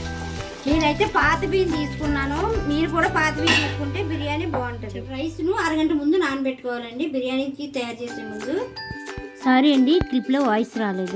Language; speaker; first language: Telugu; native; Telugu